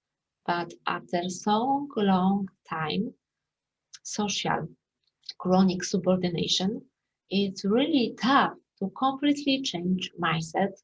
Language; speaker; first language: English; non-native, fluent; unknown